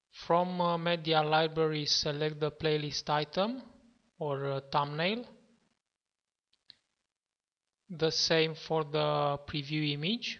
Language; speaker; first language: English; non-native, fluent; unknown